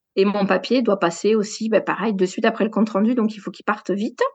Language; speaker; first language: French; native; French